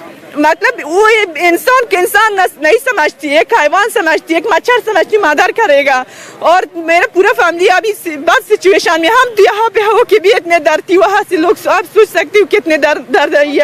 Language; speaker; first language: Hindi; non-native, learner; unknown